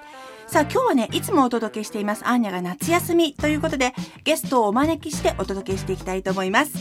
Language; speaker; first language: Japanese; native; Japanese